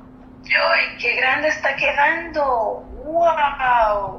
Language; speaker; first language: Spanish; native; Spanish